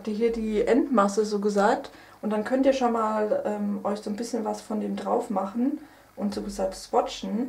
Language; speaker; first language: German; native; German